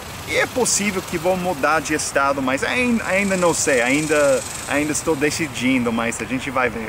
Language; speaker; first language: Portuguese; non-native, fluent; English